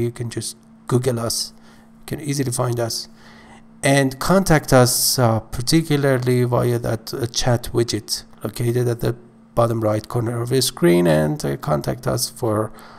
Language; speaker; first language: English; non-native, fluent; Persian